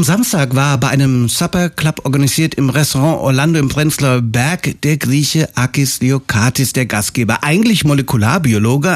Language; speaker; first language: German; native; German